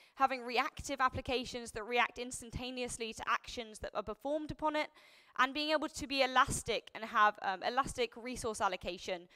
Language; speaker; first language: English; native; English